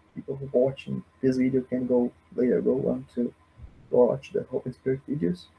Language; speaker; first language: English; non-native, fluent; Portuguese